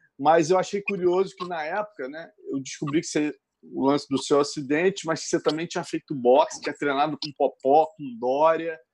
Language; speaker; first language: Portuguese; native; Portuguese